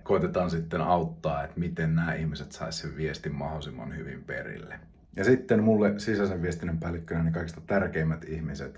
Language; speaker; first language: Finnish; native; Finnish